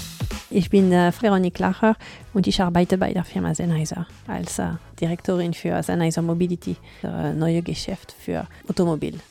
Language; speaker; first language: German; non-native, learner; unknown